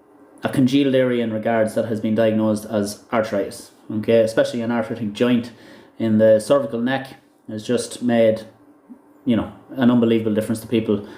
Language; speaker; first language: English; native; English